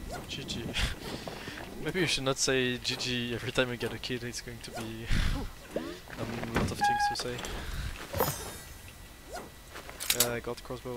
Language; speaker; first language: English; non-native, fluent; French